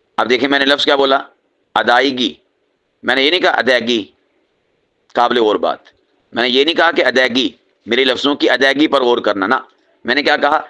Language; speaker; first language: Urdu; native; Urdu